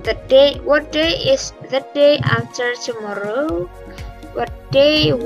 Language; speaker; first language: English; non-native, learner; Indonesian